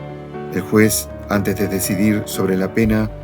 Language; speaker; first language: Spanish; native; Spanish